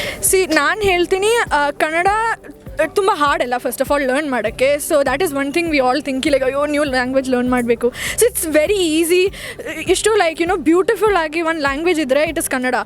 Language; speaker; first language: Kannada; non-native, learner; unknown